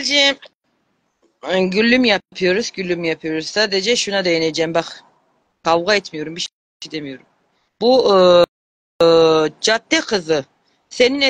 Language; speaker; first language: Turkish; native; Turkish